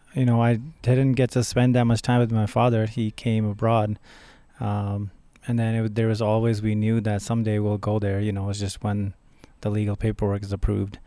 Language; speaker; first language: English; early bilingual, other home language; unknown